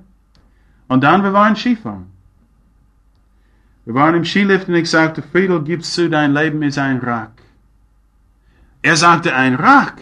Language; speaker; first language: German; non-native, fluent; English